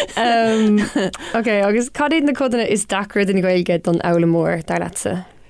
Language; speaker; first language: Irish; non-native, local second language; English